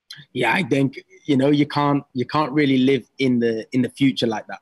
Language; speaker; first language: English; native; English